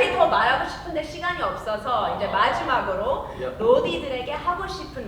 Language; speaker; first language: Korean; early bilingual, heritage; English